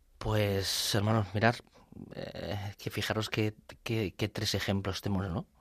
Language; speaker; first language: Spanish; native; Spanish